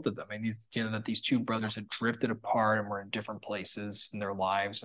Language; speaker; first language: English; native; English